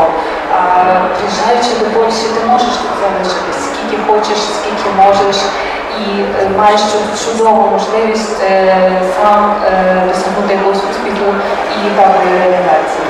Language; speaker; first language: Polish; non-native, learner; Ukrainian